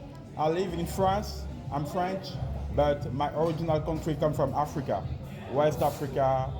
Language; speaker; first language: English; non-native, learner; French